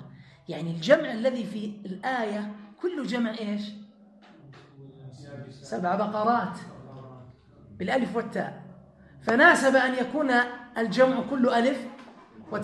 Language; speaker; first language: Arabic; native; Arabic